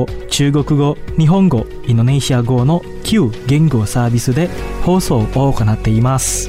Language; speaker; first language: Japanese; non-native, fluent; Indonesian